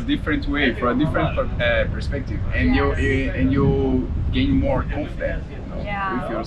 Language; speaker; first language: English; non-native, learner; Portuguese